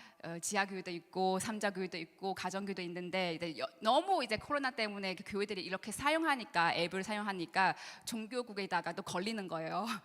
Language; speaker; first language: Korean; non-native, learner; Chinese